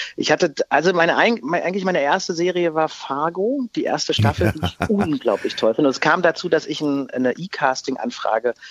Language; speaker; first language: German; native; German